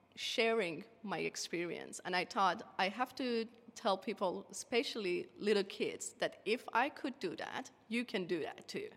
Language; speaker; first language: English; non-native, fluent; Persian